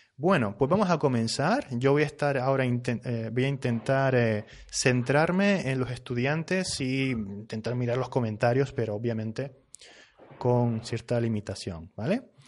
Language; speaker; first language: Spanish; native; Spanish